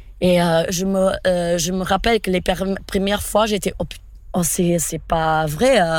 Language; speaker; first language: French; non-native, fluent; Portuguese